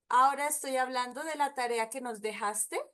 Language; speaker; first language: Spanish; native; Spanish